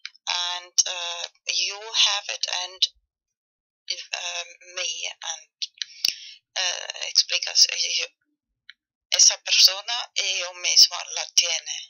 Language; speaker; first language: Spanish; non-native, fluent; German